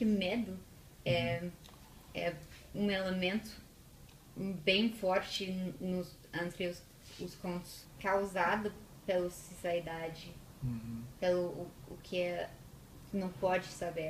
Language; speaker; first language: Portuguese; non-native, fluent; English